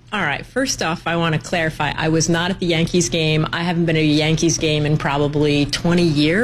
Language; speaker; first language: English; native; English